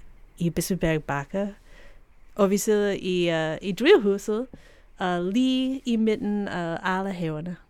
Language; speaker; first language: Danish; non-native, fluent; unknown